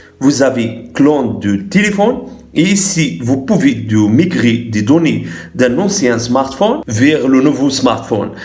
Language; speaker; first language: French; non-native, local second language; Arabic